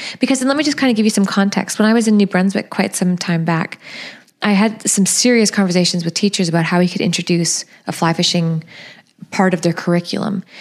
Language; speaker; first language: English; native; English